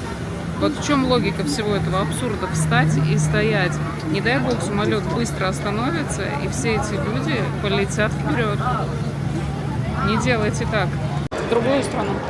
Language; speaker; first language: Russian; native; Russian